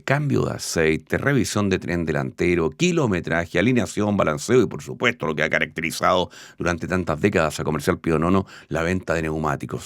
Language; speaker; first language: Spanish; native; Spanish